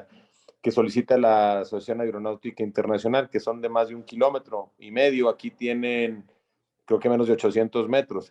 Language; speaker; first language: Spanish; native; Spanish